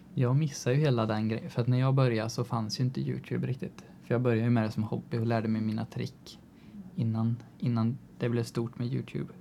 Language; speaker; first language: Swedish; native; Swedish